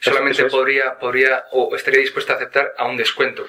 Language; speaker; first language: Spanish; native; Spanish